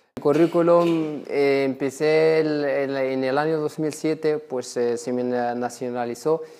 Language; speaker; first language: Spanish; non-native, fluent; Arabic